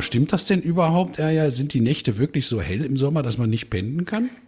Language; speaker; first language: German; native; German